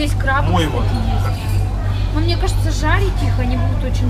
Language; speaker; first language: Russian; native; Russian